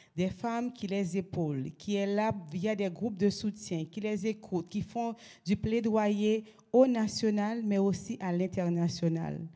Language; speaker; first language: French; native; French